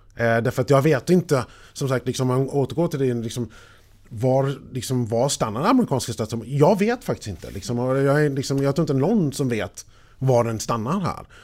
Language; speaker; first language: Swedish; non-native, fluent; English